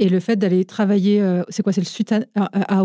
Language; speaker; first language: French; native; French